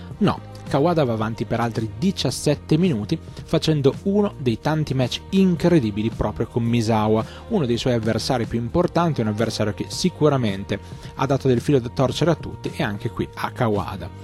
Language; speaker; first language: Italian; native; Italian